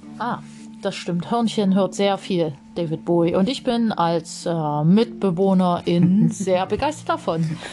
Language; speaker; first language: German; native; German